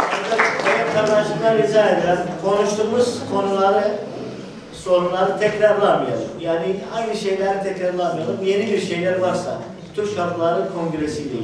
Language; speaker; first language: Turkish; native; Turkish